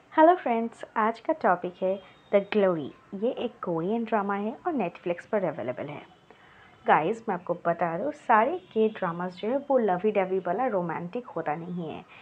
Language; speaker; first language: Hindi; non-native, local second language; Bangla